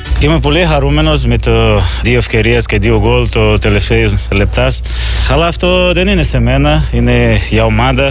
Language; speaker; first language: Greek; non-native, learner; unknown